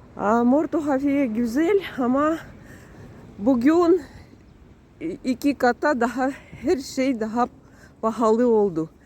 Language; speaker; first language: Turkish; non-native, learner; Russian